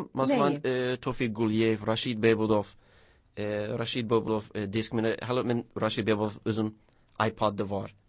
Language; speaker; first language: Turkish; non-native, learner; English